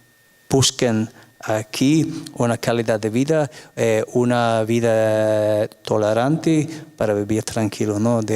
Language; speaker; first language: Spanish; non-native, fluent; English